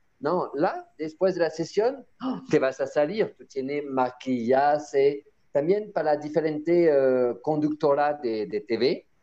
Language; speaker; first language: Spanish; non-native, learner; French